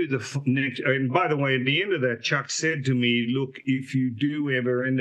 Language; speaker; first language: English; native; English